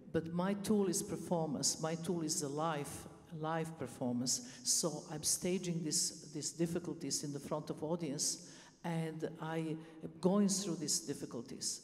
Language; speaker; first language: English; non-native, fluent; Serbian